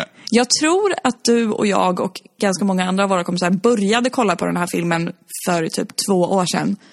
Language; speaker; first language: Swedish; native; Swedish